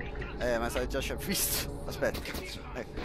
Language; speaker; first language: Italian; native; Italian